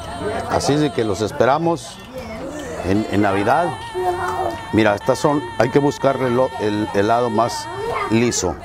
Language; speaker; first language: Spanish; native; Spanish